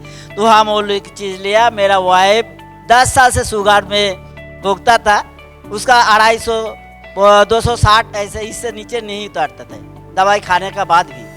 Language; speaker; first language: Hindi; non-native, local second language; Bangla